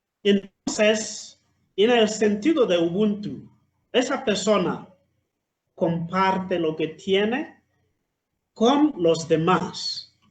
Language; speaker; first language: Spanish; non-native, fluent; Southern Sotho